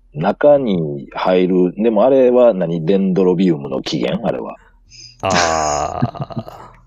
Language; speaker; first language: Japanese; native; Japanese